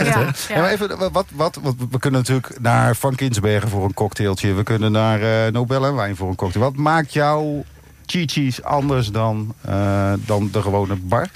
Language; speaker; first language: Dutch; native; Dutch